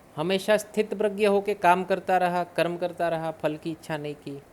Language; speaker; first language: Hindi; non-native, local second language; Gujarati